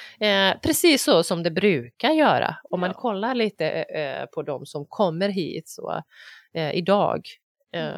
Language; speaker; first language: Swedish; non-native, fluent; Bosnian